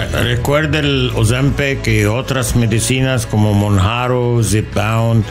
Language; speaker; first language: Spanish; non-native, learner; English